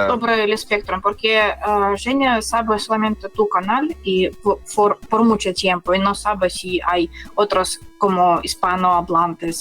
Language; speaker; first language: Spanish; non-native, fluent; Russian